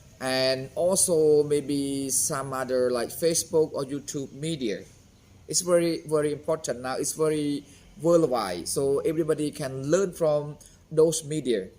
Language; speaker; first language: English; non-native, fluent; Khmer